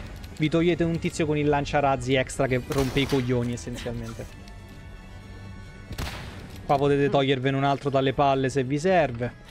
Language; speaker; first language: Italian; native; Italian